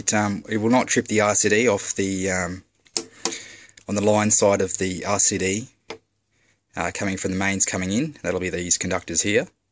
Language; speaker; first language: English; native; English